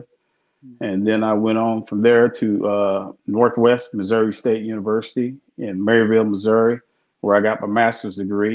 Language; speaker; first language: English; native; English